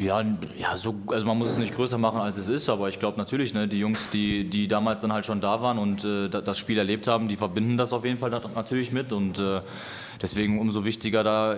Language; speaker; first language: German; native; German